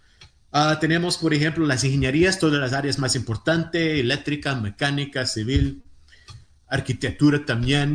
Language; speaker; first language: Spanish; non-native, fluent; Portuguese